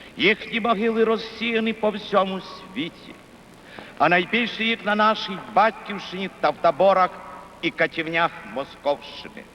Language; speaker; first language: Ukrainian; native; Ukrainian